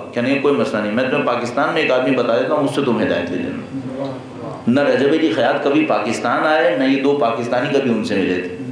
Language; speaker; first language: Urdu; native; Urdu